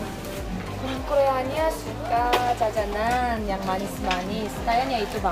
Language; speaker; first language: Indonesian; non-native, fluent; Korean